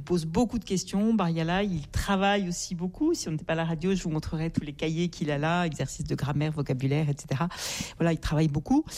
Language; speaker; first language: French; native; French